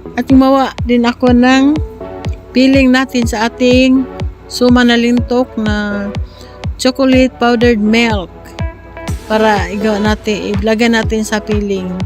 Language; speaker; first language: Filipino; non-native, local second language; Cebuano